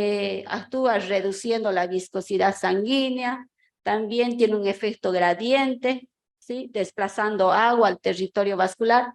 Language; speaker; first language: Spanish; native; Spanish